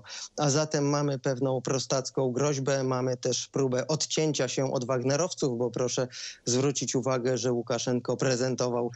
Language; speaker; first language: Polish; native; Polish